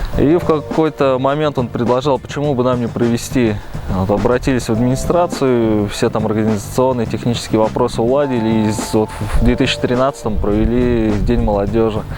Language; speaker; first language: Russian; native; Russian